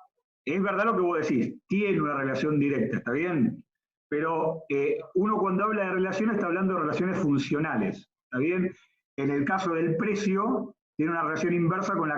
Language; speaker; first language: Spanish; native; Spanish